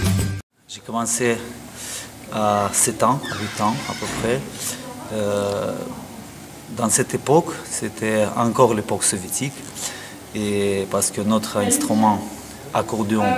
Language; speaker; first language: French; non-native, learner; Russian